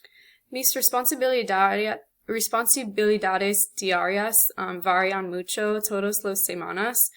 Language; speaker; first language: Spanish; non-native, learner; English